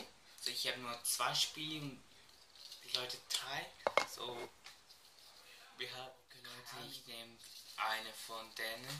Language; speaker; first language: German; early bilingual, other home language; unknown